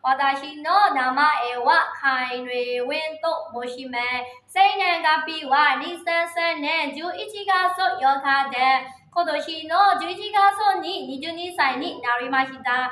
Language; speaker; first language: Japanese; non-native, learner; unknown